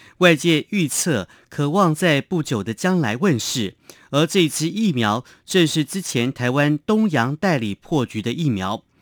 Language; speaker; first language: Chinese; non-native, local second language; Hakka Chinese